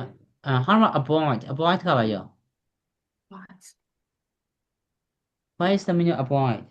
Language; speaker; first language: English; non-native, fluent; Burmese